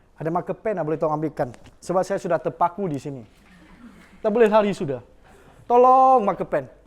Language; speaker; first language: Malay; non-native, local second language; Chinese